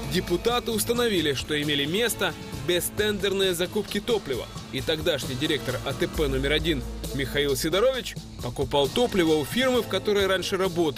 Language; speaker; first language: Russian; non-native, local second language; Ukrainian